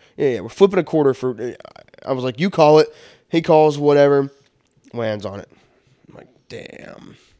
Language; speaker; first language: English; native; English